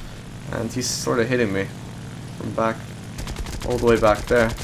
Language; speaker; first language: English; native; English